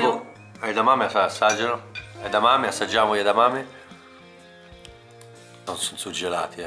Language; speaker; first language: Italian; native; Italian